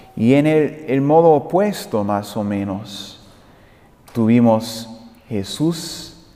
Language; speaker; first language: Spanish; non-native, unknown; English